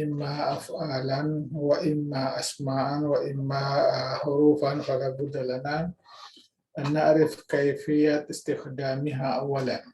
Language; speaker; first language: Arabic; non-native, fluent; Indonesian